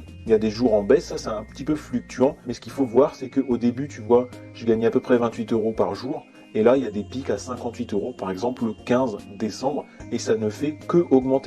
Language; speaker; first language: French; native; French